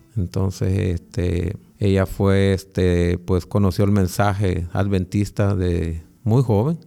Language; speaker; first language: Spanish; native; Spanish